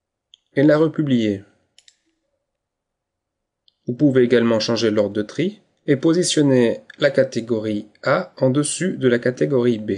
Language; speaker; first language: French; native; French